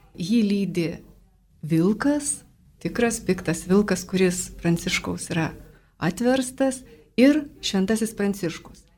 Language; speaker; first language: Lithuanian; native; Lithuanian